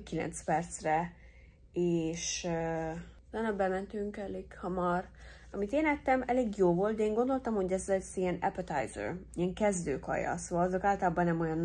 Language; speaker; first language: Hungarian; early bilingual, heritage; English